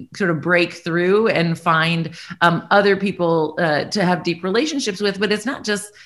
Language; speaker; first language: English; native; English